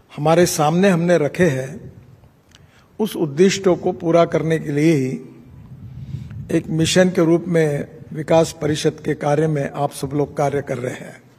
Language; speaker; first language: Hindi; non-native, local second language; Marathi